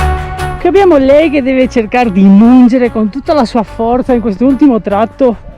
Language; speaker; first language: Italian; native; Italian